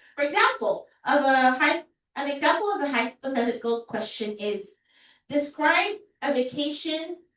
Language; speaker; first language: English; non-native, local second language; Filipino